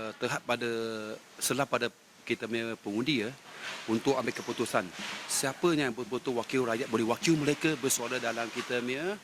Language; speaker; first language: Malay; non-native, local second language; Chinese